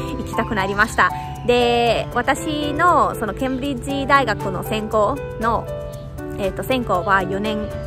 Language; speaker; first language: Japanese; non-native, fluent; Italian